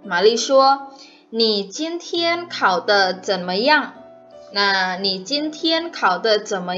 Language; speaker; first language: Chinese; non-native, fluent; Indonesian